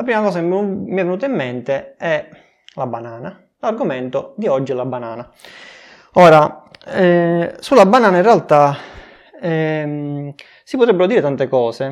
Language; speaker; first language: Italian; native; Italian